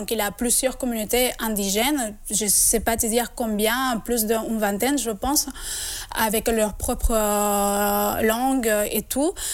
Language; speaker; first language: French; non-native, fluent; Spanish